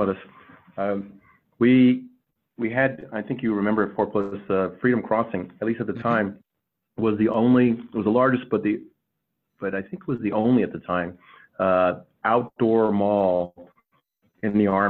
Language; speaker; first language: English; native; English